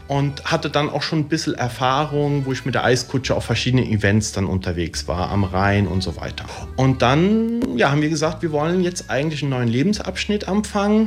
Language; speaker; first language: German; early bilingual, other home language; Italian